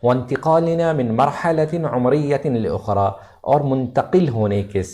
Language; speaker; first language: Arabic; non-native, fluent; Urdu